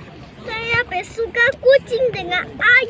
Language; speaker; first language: Indonesian; early bilingual, heritage; Chinese